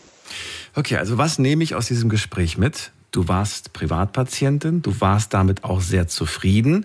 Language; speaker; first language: German; native; German